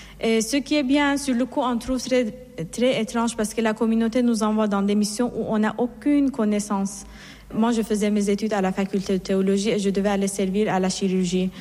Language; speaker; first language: French; non-native, fluent; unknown